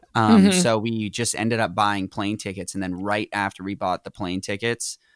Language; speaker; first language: English; native; English